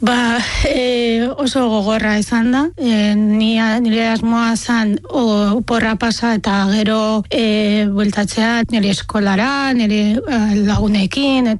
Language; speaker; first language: Basque; non-native, fluent; Arabic